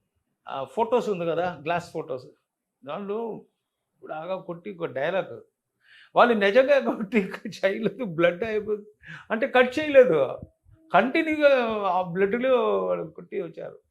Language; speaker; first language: Telugu; non-native, learner; Tamil